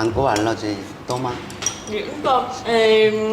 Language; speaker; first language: Vietnamese; non-native, learner; Korean